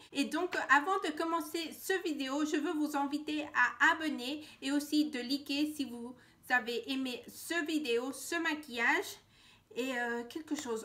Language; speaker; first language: French; non-native, fluent; Spanish